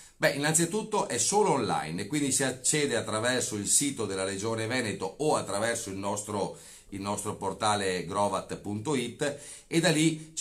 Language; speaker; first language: Italian; native; Italian